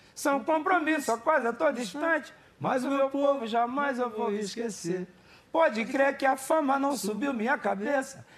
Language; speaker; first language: Portuguese; native; Portuguese